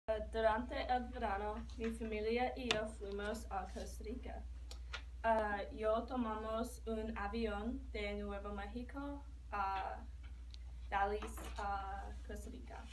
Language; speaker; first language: Spanish; non-native, learner; English